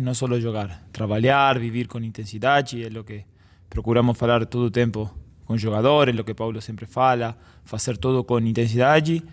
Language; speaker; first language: Portuguese; non-native, fluent; Spanish